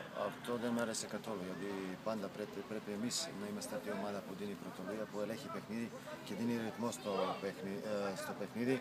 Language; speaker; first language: Greek; non-native, fluent; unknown